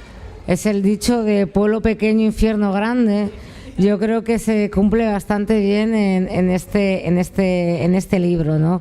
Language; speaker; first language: Spanish; native; Spanish